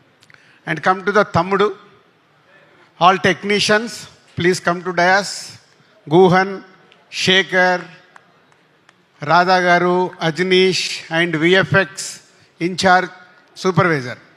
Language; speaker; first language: Telugu; native; Telugu